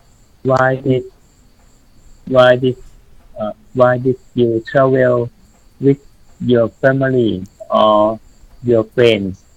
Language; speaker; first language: English; non-native, learner; Thai